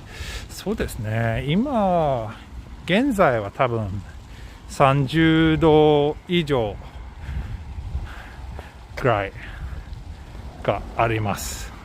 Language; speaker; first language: Japanese; non-native, fluent; Swedish